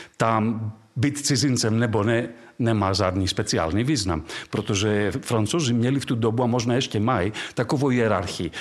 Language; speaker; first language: Czech; non-native, fluent; Greek